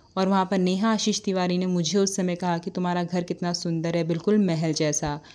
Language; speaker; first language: Hindi; native; Hindi